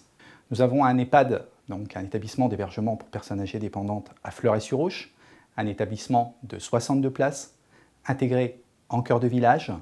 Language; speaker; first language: French; native; French